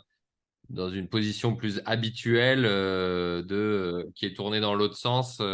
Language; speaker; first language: French; native; French